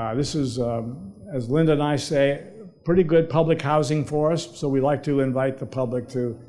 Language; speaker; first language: English; native; English